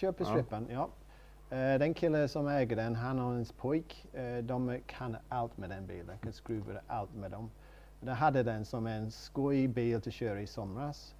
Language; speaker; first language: Swedish; non-native, learner; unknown